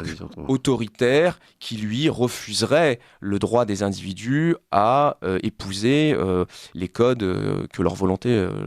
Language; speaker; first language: French; native; French